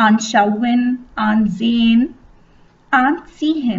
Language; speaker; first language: German; non-native, fluent; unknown